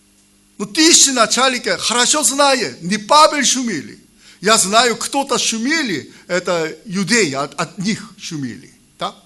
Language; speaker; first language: Russian; non-native, learner; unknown